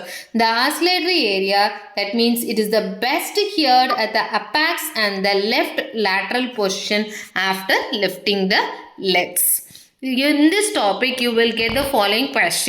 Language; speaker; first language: English; non-native, local second language; Tamil